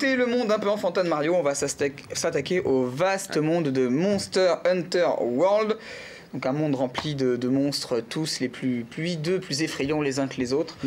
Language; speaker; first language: French; native; French